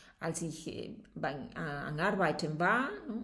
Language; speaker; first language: German; non-native, fluent; Spanish